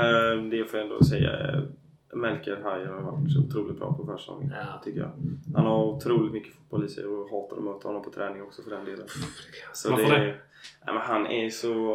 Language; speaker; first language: Swedish; native; Swedish